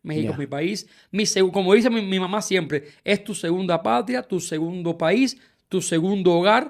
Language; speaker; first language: Spanish; native; Spanish